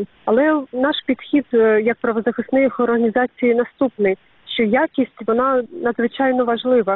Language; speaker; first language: Ukrainian; native; Ukrainian